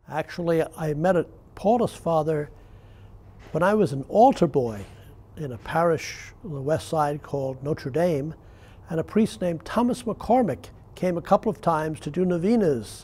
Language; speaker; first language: English; native; English